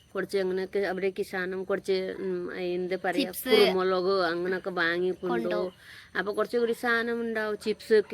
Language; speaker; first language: Malayalam; non-native, local second language; Hindi